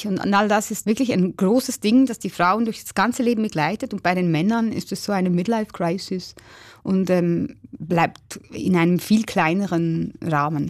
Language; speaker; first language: German; native; German